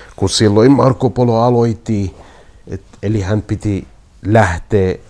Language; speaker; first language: Finnish; non-native, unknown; Kurdish